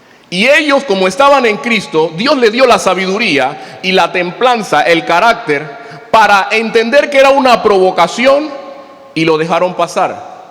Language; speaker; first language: Spanish; native; Spanish